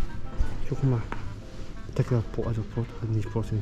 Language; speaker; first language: German; non-native, learner; Korean